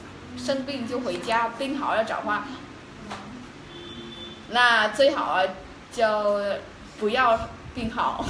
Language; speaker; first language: Chinese; non-native, fluent; Vietnamese